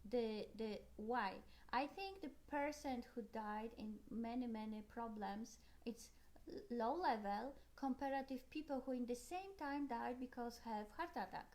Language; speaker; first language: English; non-native, learner; Polish